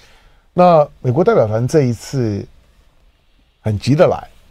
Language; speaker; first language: Chinese; native; Chinese